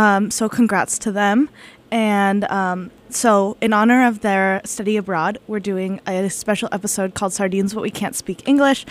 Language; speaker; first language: English; native; English